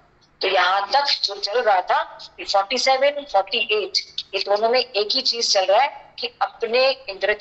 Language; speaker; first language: Hindi; native; Hindi